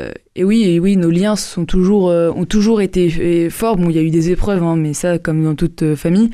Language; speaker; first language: French; native; French